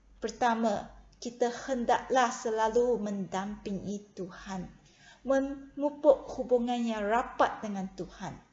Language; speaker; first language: Malay; non-native, local second language; Chinese